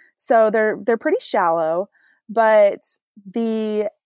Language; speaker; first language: English; native; English